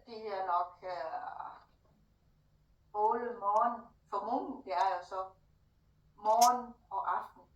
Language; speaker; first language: Danish; non-native, fluent; Thai